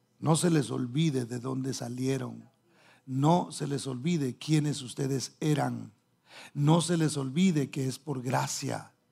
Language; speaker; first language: Spanish; early bilingual, heritage; Spanish